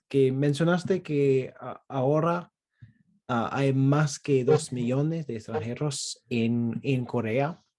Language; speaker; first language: Spanish; non-native, fluent; English